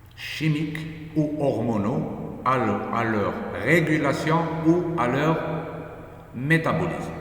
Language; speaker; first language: French; non-native, local second language; Arabic